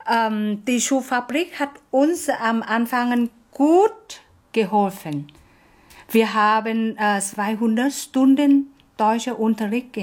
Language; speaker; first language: German; non-native, learner; Vietnamese